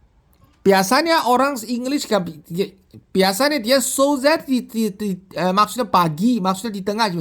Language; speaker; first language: Indonesian; non-native, fluent; Chinese